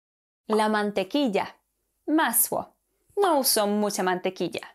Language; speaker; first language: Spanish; non-native, fluent; Polish